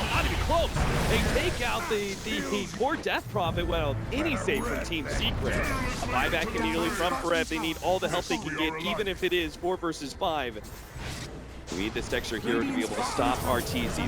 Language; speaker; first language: English; native; English